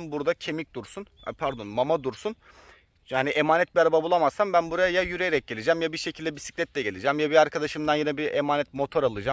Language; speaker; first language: Turkish; native; Turkish